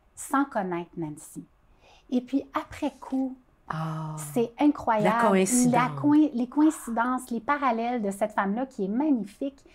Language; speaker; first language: French; native; French